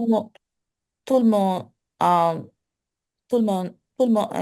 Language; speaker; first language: French; non-native, learner; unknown